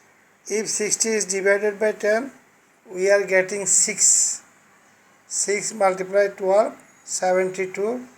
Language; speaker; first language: English; non-native, fluent; Bangla